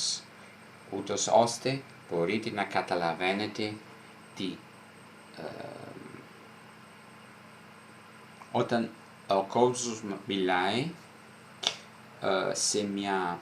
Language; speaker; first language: Greek; non-native, fluent; Italian